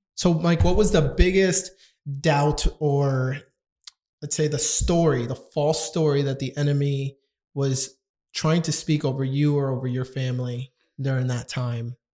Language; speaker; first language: English; non-native, fluent; Spanish